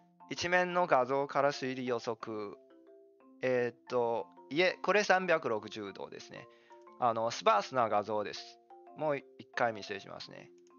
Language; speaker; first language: Japanese; non-native, fluent; Chinese